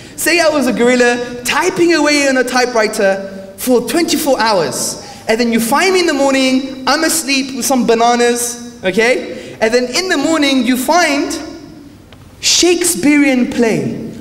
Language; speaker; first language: English; native; English